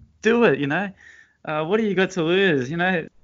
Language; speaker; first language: English; native; English